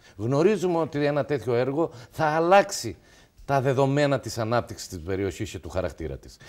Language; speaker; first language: Greek; native; Greek